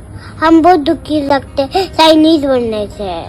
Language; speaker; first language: Hindi; non-native, local second language; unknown